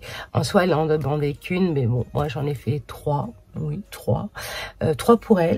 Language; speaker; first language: French; native; French